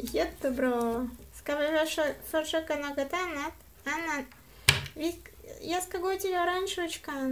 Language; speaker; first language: Swedish; non-native, learner; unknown